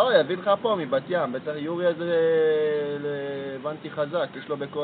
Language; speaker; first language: Hebrew; native; Hebrew